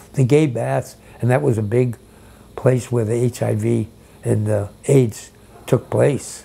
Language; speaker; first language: English; native; English